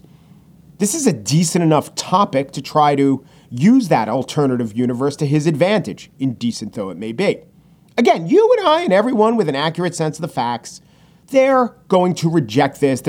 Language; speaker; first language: English; native; English